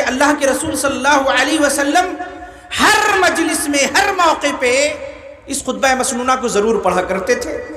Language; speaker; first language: Urdu; native; Urdu